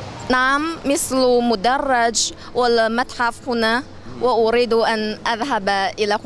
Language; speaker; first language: Arabic; non-native, learner; Chinese